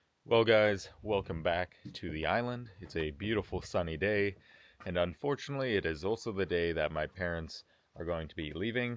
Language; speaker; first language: English; native; English